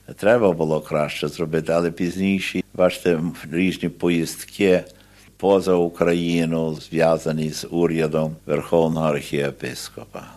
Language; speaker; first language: Ukrainian; early bilingual, heritage; Ukrainian